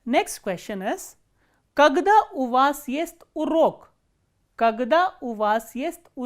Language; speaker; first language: Russian; non-native, fluent; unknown